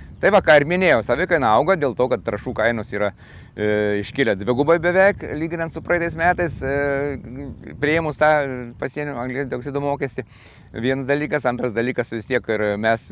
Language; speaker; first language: Lithuanian; native; Lithuanian